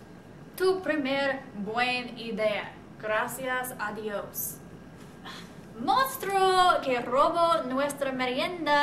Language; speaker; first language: Spanish; non-native, learner; English